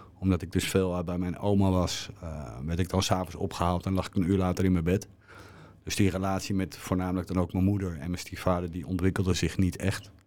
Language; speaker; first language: Dutch; native; Dutch